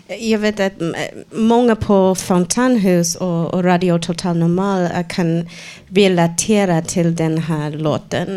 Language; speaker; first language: Swedish; non-native, fluent; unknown